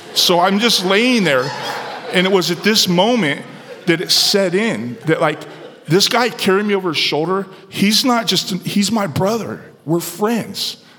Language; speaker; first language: English; native; English